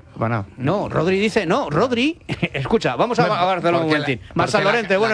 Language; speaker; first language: Spanish; native; Spanish